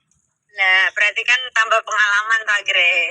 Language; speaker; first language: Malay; non-native, local second language; Javanese